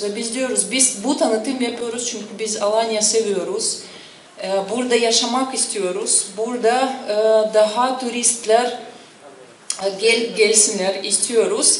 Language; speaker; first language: Turkish; non-native, learner; Russian